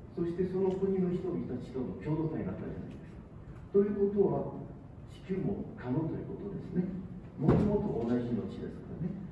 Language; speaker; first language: Japanese; non-native, fluent; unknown